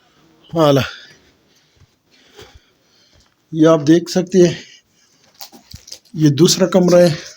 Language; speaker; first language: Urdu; non-native, local second language; Pashto